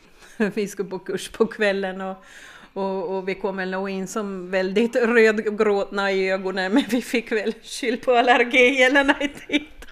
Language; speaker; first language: Swedish; native; Swedish